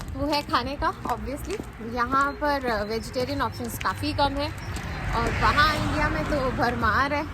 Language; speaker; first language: Hindi; native; Hindi